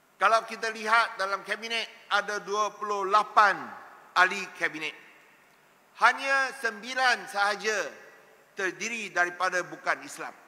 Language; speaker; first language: Malay; non-native, local second language; Chinese